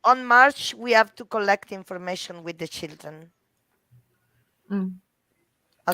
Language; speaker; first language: English; non-native, fluent; Italian